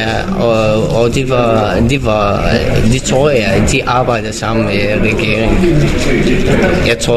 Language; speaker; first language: Danish; non-native, learner; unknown